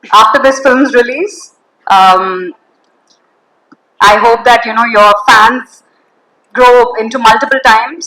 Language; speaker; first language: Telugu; non-native, learner; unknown